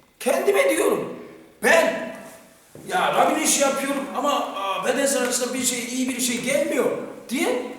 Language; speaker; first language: Turkish; non-native, fluent; Korean